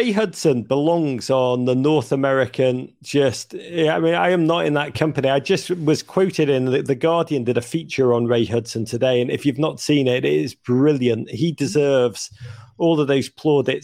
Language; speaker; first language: English; native; English